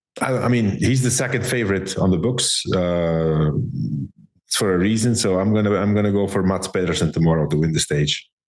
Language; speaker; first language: English; non-native, fluent; Dutch